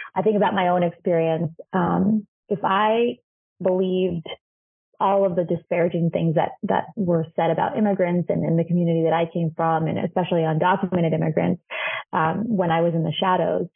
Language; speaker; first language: English; non-native, fluent; Spanish